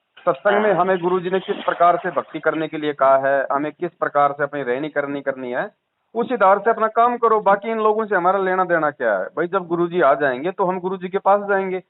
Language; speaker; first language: Hindi; native; Hindi